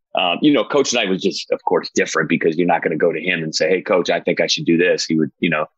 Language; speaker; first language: English; native; English